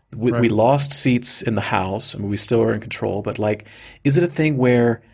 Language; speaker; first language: English; native; English